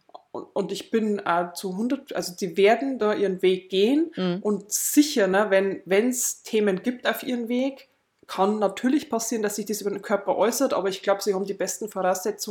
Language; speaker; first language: German; native; German